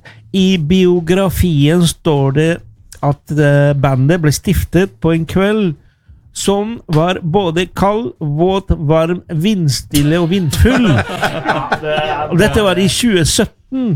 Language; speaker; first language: Norwegian; non-native, fluent; Spanish